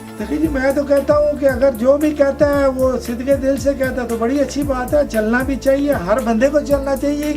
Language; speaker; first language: Urdu; non-native, local second language; Punjabi